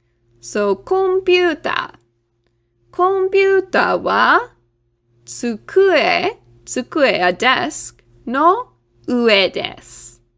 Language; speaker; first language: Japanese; non-native, fluent; English